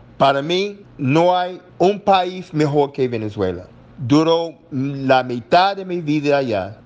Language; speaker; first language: Spanish; non-native, learner; English